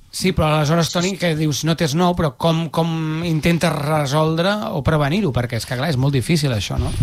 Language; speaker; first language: Catalan; native; Catalan